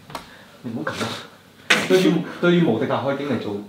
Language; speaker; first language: Chinese; native; Chinese